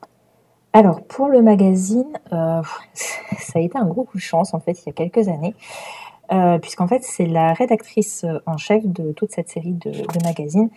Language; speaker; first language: French; native; French